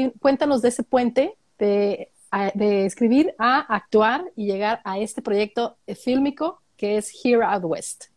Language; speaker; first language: Spanish; native; Spanish